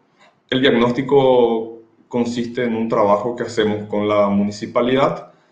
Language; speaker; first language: Spanish; native; Spanish